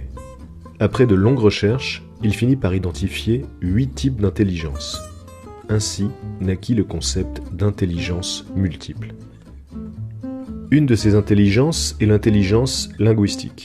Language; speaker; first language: French; native; French